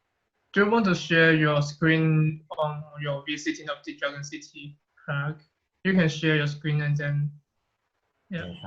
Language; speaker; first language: English; non-native, fluent; Chinese